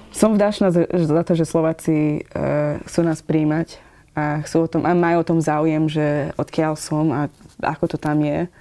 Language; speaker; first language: Slovak; non-native, fluent; Persian